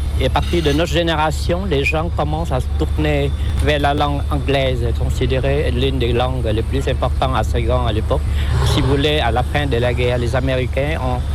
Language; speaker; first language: French; non-native, local second language; Vietnamese